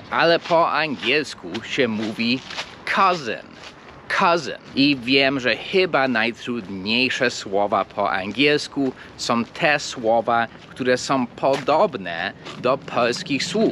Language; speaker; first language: Polish; non-native, fluent; English